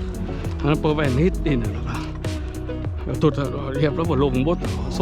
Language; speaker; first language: Swedish; non-native, fluent; Vietnamese